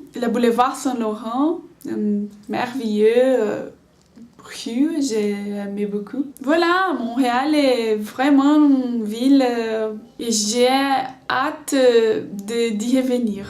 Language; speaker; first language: French; non-native, learner; Portuguese